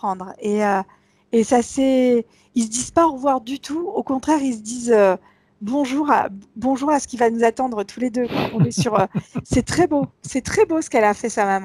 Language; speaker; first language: French; native; French